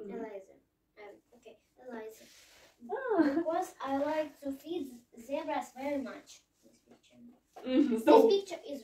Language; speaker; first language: English; non-native, learner; Russian